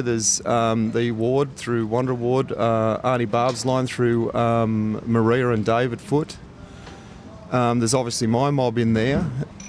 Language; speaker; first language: English; native; English